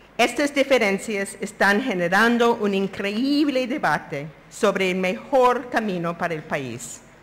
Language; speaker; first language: Spanish; non-native, fluent; English